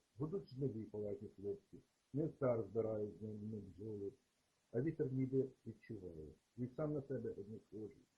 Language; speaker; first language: Ukrainian; native; Ukrainian